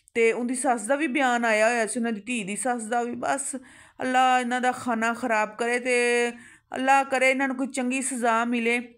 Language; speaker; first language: Punjabi; native; Punjabi